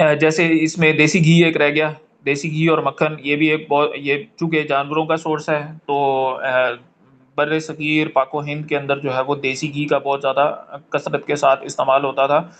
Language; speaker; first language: Urdu; non-native, local second language; Punjabi